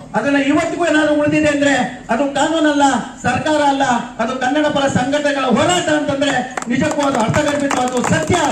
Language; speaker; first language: Kannada; native; Kannada